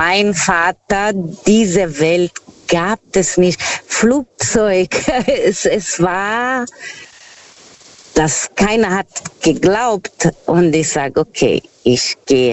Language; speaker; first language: German; non-native, learner; Portuguese